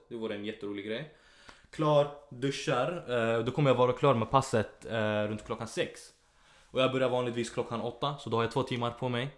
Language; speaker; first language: Swedish; early bilingual, other home language; Arabic